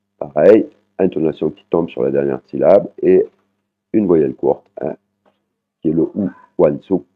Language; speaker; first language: French; native; French